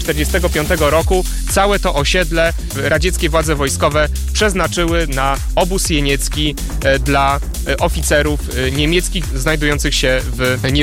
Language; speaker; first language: Polish; native; Polish